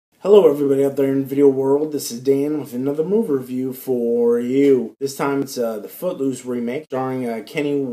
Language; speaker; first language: English; native; English